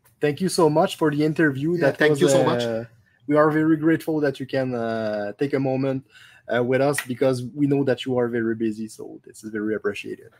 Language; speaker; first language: English; non-native, local second language; French